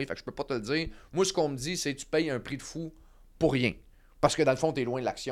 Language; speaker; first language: French; native; French